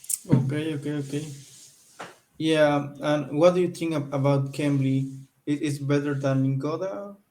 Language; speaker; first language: English; non-native, learner; Spanish